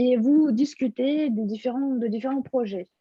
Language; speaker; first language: French; non-native, fluent; Russian